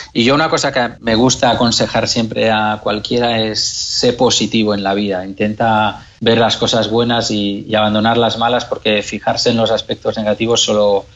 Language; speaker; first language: Spanish; non-native, local second language; Catalan